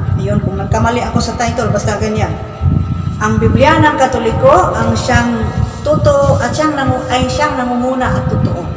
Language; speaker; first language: Filipino; non-native, local second language; Cebuano